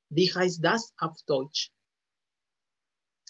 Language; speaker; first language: German; non-native, fluent; Spanish